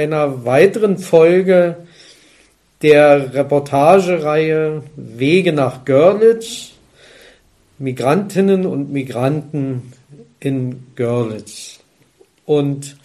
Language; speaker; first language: German; native; German